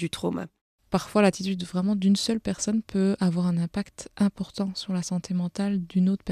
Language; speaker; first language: French; native; French